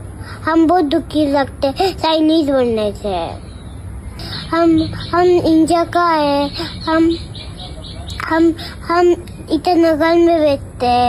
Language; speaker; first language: Hindi; non-native, local second language; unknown